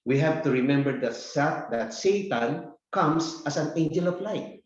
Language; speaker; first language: English; non-native, local second language; Filipino